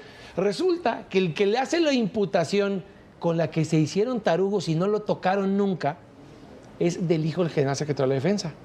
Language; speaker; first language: Spanish; native; Spanish